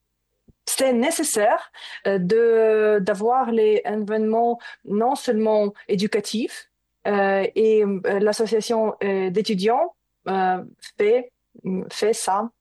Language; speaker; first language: French; non-native, learner; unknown